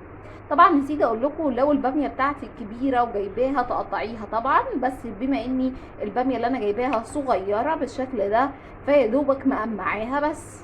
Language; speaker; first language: Arabic; native; Arabic